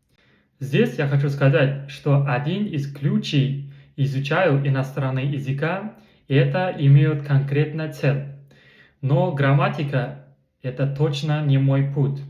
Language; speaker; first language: Russian; non-native, learner; Kazakh